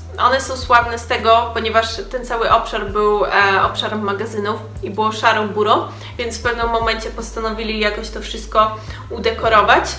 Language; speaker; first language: Polish; native; Polish